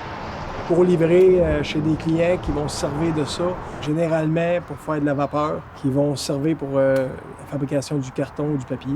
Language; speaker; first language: French; native; French